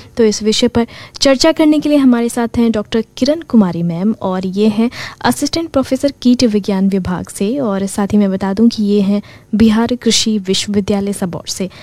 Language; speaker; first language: Hindi; native; Hindi